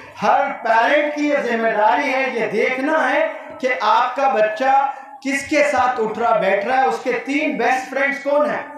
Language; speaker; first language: Urdu; native; Urdu